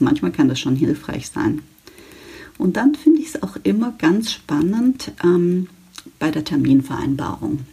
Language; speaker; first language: German; native; German